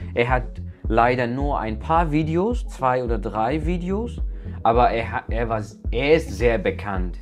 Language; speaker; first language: German; non-native, learner; Persian